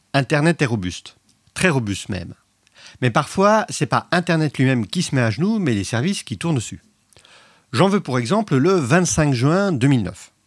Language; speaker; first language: French; native; French